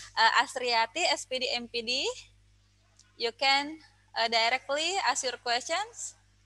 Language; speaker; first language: English; non-native, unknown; Indonesian